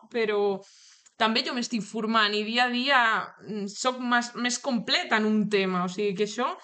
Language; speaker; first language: Catalan; non-native, local second language; Spanish